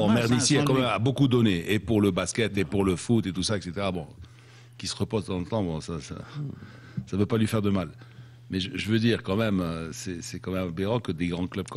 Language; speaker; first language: French; non-native, local second language; Arabic